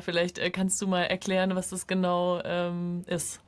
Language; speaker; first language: German; native; German